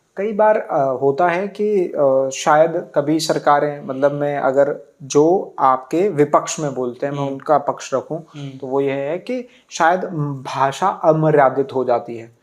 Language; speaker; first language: Hindi; native; Hindi